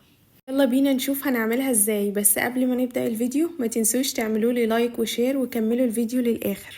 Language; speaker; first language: Arabic; native; Arabic